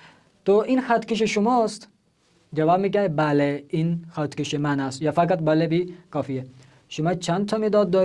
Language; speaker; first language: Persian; non-native, fluent; Urdu